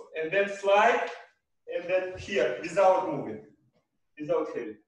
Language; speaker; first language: English; non-native, learner; Russian